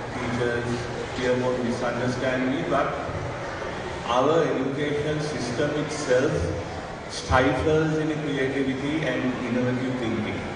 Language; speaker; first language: English; non-native, local second language; Sinhala